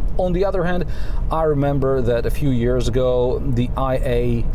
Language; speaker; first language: English; non-native, fluent; Polish